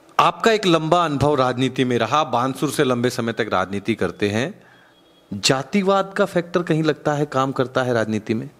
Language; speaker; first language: Hindi; native; Hindi